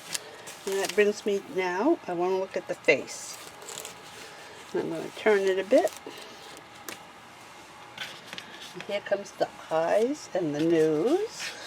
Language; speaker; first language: English; native; English